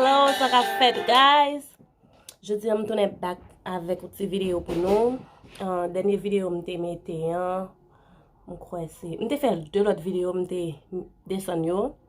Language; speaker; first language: French; non-native, learner; Haitian Creole